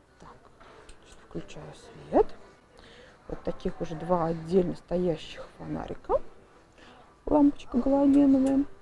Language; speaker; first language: Russian; native; Russian